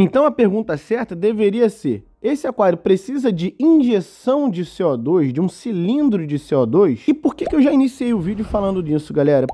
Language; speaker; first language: Portuguese; native; Portuguese